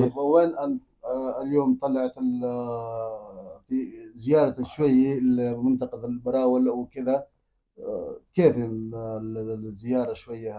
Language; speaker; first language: Arabic; non-native, learner; Urdu